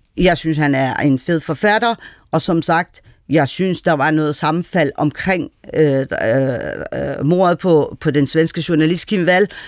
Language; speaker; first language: Danish; early bilingual, other home language; Persian